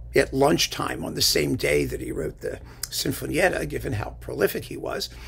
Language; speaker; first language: English; native; English